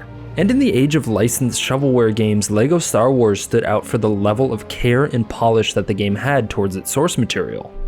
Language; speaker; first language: English; native; English